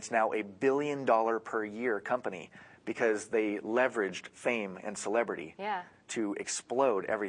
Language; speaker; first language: English; native; English